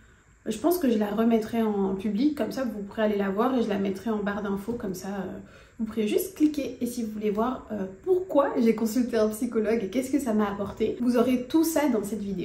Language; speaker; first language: French; native; French